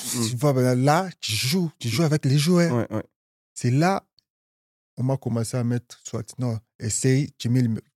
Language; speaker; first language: French; non-native, local second language; Lingala